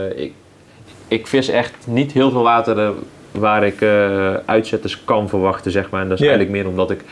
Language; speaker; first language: Dutch; native; Dutch